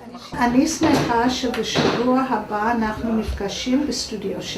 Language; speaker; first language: Hebrew; non-native, learner; English